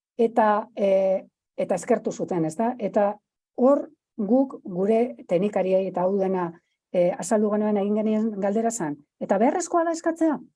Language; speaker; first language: Basque; native; Basque